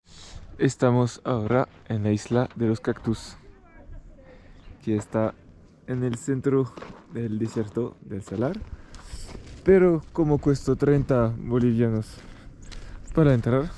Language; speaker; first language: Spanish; non-native, learner; French